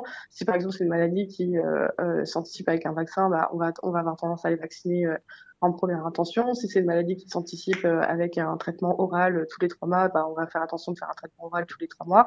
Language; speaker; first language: French; native; French